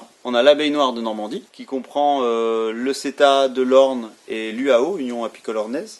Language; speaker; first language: French; native; French